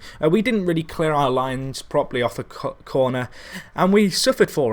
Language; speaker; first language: English; native; English